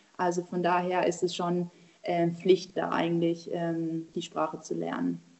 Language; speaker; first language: German; native; German